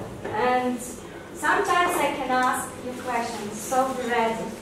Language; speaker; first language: English; non-native, learner; Ukrainian